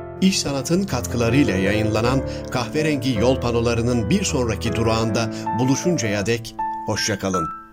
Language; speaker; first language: Turkish; non-native, fluent; Japanese